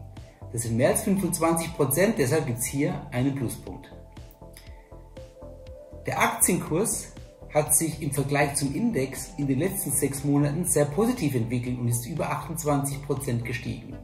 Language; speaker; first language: German; native; German